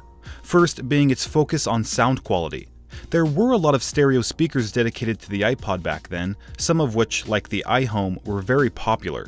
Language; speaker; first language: English; native; English